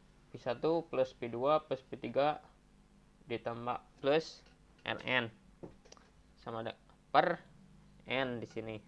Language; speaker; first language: Indonesian; native; Indonesian